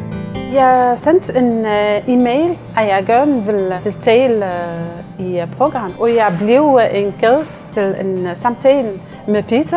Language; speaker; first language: Danish; non-native, learner; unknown